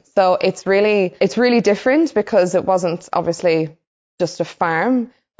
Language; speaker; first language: English; native; English